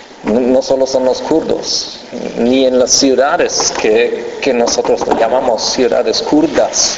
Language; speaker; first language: Spanish; non-native, fluent; German